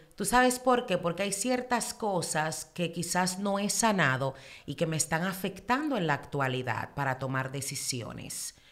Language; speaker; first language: Spanish; early bilingual, heritage; Spanish